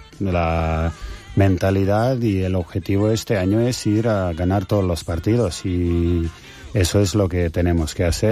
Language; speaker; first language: Spanish; non-native, fluent; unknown